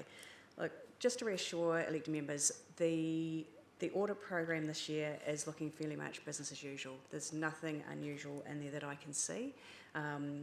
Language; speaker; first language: English; native; English